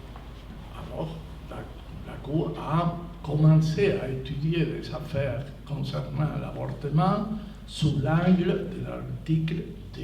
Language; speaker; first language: French; non-native, fluent; Spanish